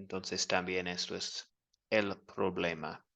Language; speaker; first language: Spanish; non-native, fluent; English